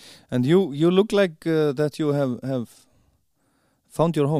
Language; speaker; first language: English; non-native, fluent; Icelandic